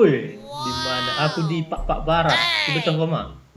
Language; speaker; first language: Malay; non-native, local second language; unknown